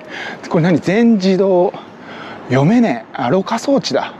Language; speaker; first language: Japanese; native; Japanese